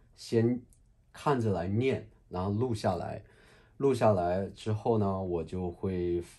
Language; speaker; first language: Chinese; native; Chinese